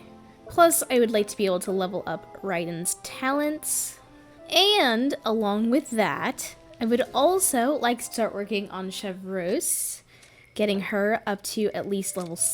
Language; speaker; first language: English; native; English